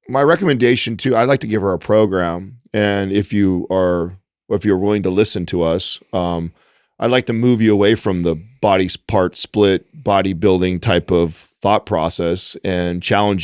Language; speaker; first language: English; native; English